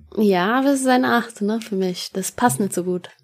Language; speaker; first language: German; non-native, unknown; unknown